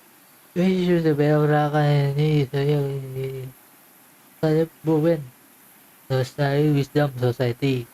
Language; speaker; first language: English; non-native, learner; Thai